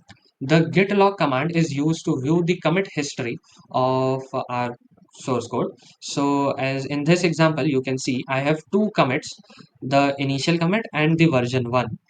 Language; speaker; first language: English; non-native, local second language; Hindi